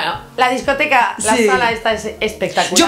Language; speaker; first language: Spanish; native; Spanish